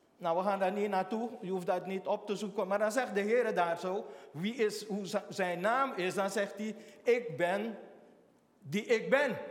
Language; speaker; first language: Dutch; native; Dutch